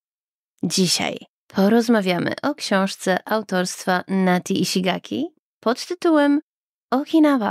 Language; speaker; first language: Polish; native; Polish